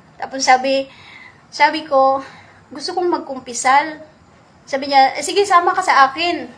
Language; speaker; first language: Filipino; non-native, local second language; Cebuano